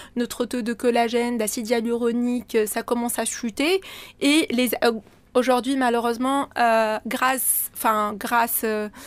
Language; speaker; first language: French; non-native, local second language; Arabic